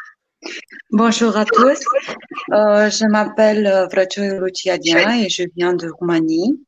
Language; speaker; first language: French; non-native, fluent; Romanian